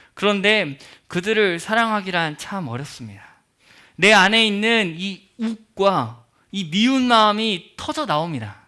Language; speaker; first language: Korean; native; Korean